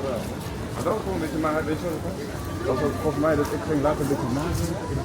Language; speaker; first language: Dutch; native; Dutch